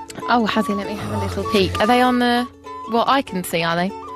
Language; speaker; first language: English; native; English